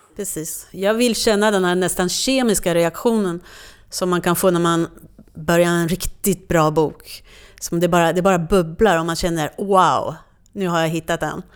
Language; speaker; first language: Swedish; non-native, fluent; French